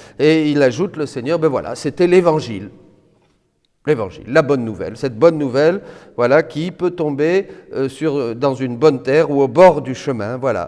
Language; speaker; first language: French; native; French